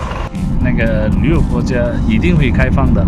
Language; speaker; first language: Chinese; non-native, fluent; Bangla